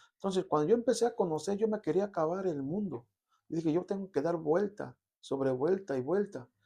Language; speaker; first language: Spanish; native; Spanish